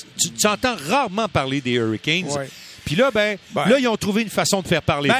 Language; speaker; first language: French; native; French